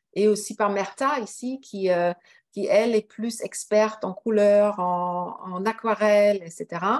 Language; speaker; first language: French; non-native, fluent; German